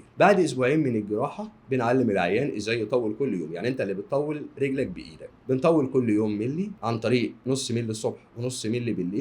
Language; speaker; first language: Arabic; native; Arabic